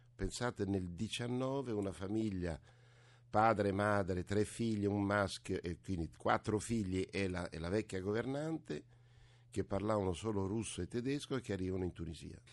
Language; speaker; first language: Italian; early bilingual, other home language; French